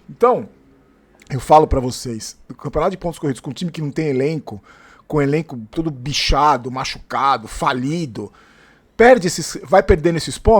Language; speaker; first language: Portuguese; native; Portuguese